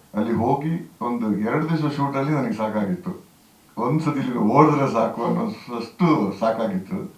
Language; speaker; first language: Kannada; non-native, local second language; Kodava